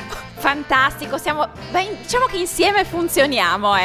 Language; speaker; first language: Italian; native; Italian